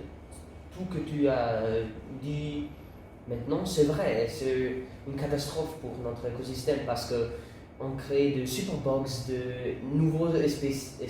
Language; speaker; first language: French; non-native, learner; Italian